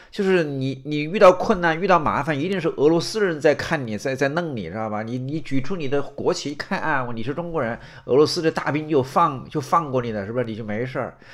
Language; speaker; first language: Chinese; native; Chinese